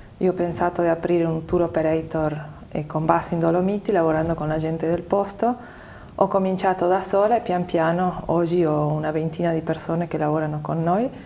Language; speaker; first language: Italian; non-native, fluent; Spanish